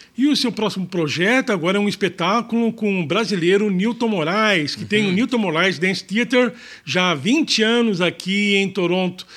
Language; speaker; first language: Portuguese; native; Portuguese